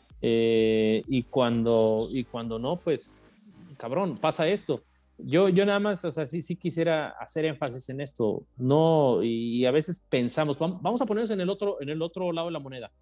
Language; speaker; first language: Spanish; native; Spanish